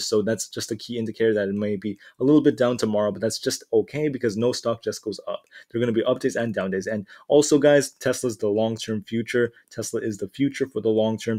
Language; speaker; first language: English; native; English